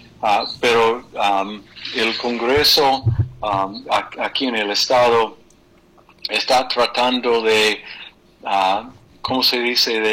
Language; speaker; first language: Spanish; non-native, fluent; English